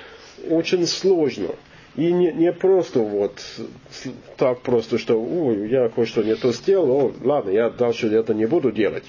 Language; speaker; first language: Russian; non-native, learner; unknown